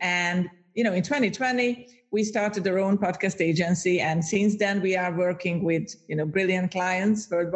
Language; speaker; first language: English; non-native, fluent; Hungarian